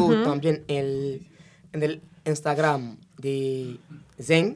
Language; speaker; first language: Spanish; non-native, fluent; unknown